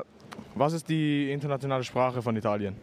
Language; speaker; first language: German; non-native, local second language; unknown